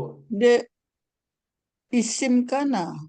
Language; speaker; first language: Arabic; non-native, learner; Malay